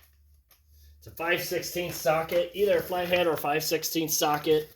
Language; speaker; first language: English; native; English